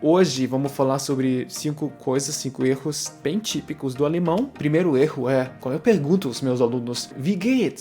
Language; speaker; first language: Portuguese; non-native, fluent; German